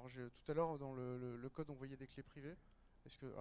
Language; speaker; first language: French; native; French